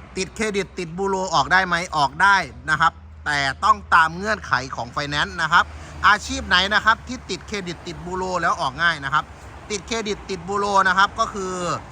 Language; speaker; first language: Thai; native; Thai